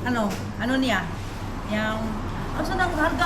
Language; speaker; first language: Filipino; non-native, local second language; Cebuano